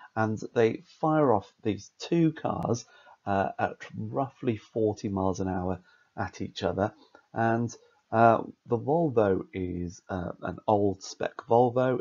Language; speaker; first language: English; native; English